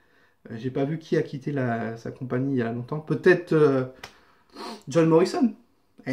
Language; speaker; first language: French; native; French